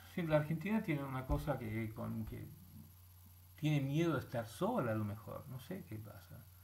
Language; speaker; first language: Spanish; early bilingual, heritage; Spanish